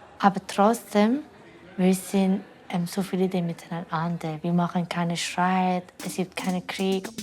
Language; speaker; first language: German; non-native, learner; Persian